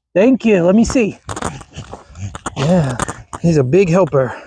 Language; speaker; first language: English; native; English